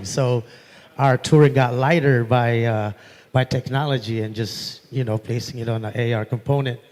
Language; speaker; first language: English; non-native, local second language; Pampanga